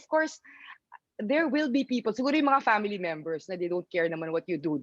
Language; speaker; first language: Filipino; native; Filipino